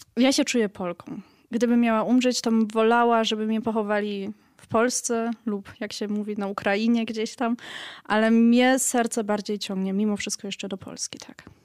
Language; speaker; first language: Polish; early bilingual, heritage; Polish